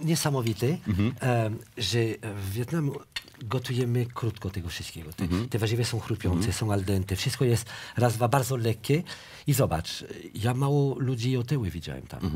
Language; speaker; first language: Polish; non-native, fluent; French